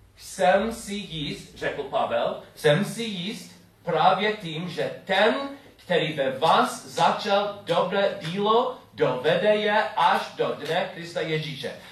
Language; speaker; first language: Czech; non-native, fluent; English